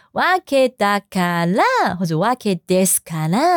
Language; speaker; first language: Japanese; non-native, fluent; Chinese